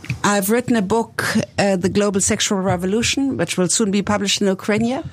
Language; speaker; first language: English; non-native, fluent; German